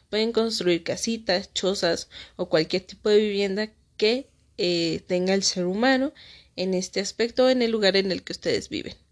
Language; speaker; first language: Spanish; native; Spanish